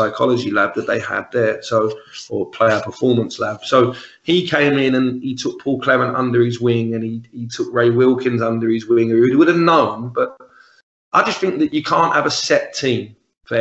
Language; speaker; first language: English; native; English